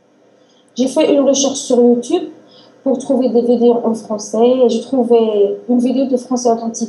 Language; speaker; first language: French; non-native, learner; Arabic